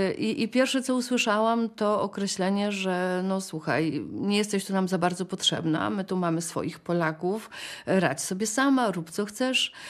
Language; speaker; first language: Polish; native; Polish